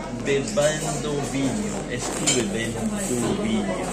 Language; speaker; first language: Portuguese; non-native, learner; French